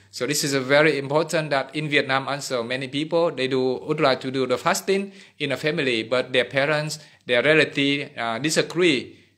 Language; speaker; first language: English; non-native, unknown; Vietnamese